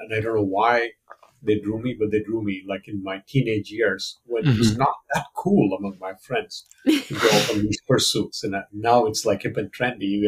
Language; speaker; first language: English; non-native, local second language; Malayalam